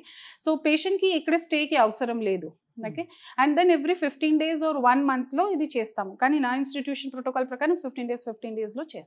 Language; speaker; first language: Telugu; non-native, fluent; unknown